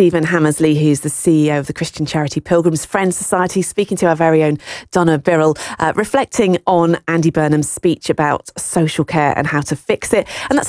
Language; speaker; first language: English; native; English